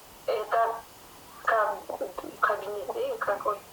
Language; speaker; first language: Russian; non-native, learner; Kyrgyz